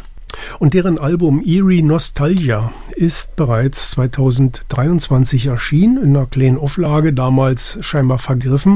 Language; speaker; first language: German; native; German